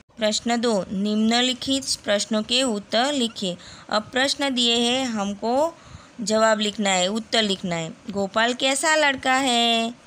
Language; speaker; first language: Hindi; non-native, local second language; Gujarati